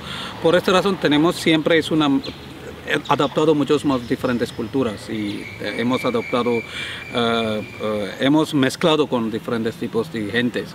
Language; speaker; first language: Spanish; non-native, learner; Malayalam